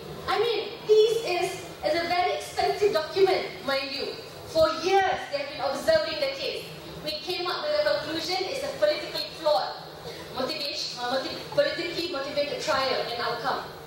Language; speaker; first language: English; non-native, local second language; Malay